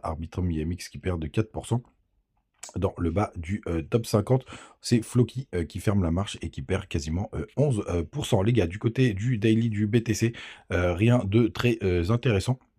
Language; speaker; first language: French; native; French